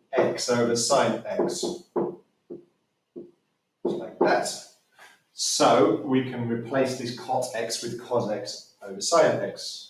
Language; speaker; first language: English; native; English